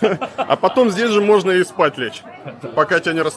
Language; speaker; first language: Russian; native; Russian